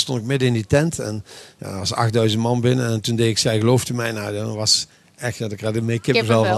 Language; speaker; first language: Dutch; native; Dutch